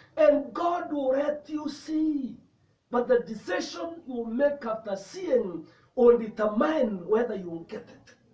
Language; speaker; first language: English; non-native, local second language; Swahili